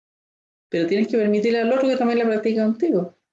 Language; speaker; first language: Spanish; native; Spanish